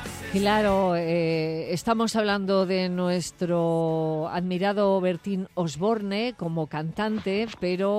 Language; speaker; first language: Spanish; native; Spanish